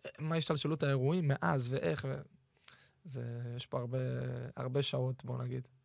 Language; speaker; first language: Hebrew; native; Hebrew